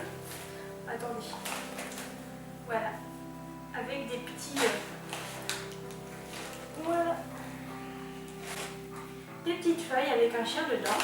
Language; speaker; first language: French; native; French